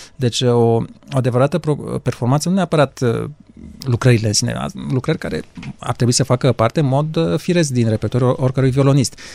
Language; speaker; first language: Romanian; native; Romanian